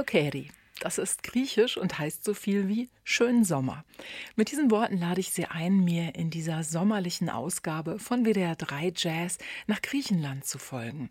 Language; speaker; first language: German; native; German